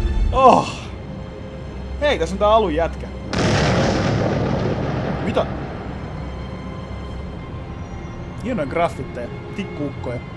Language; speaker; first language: Finnish; native; Finnish